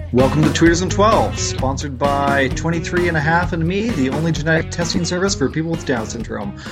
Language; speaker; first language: English; native; English